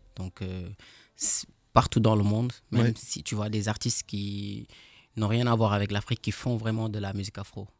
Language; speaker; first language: French; non-native, local second language; Wolof